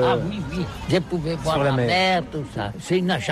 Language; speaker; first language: French; non-native, learner; Catalan